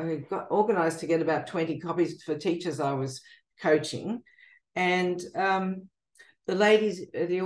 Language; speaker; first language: English; native; English